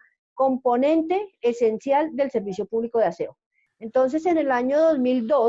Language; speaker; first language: Spanish; native; Spanish